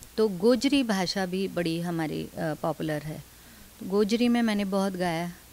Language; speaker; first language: Hindi; non-native, local second language; Dogri